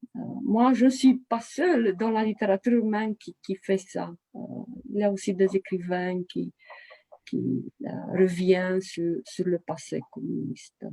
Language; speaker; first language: French; non-native, fluent; Romanian